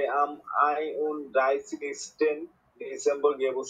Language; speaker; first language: German; non-native, learner; Bangla